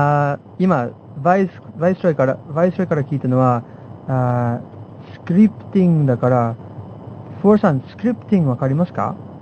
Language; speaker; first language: Japanese; non-native, fluent; English